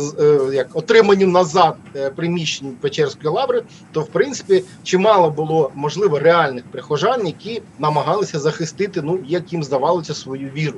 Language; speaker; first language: Ukrainian; native; Ukrainian